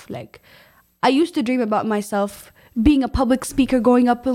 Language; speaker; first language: English; non-native, fluent; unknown